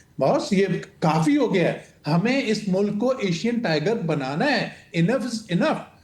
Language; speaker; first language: Urdu; non-native, local second language; Punjabi